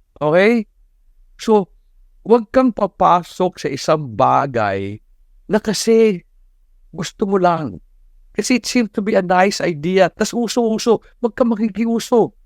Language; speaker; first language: Filipino; non-native, local second language; Cebuano